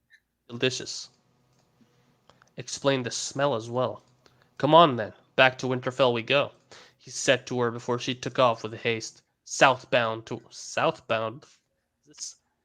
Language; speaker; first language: English; native; English